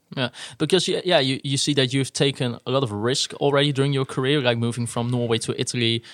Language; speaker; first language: English; non-native, fluent; Dutch